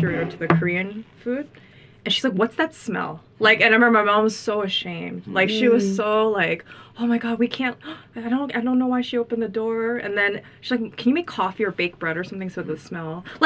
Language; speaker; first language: English; native; English